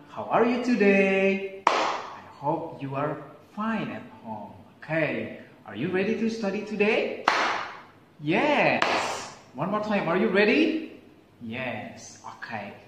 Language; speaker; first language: English; non-native, fluent; Indonesian